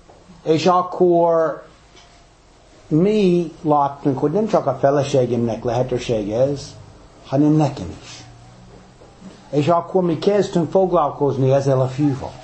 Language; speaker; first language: Hungarian; non-native, fluent; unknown